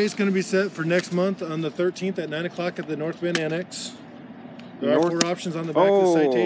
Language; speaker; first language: English; native; English